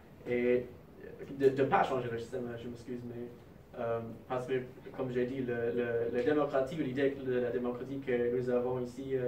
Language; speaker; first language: French; non-native, fluent; English